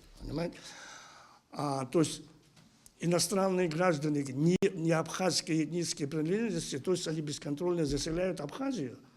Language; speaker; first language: Russian; non-native, local second language; Abkhazian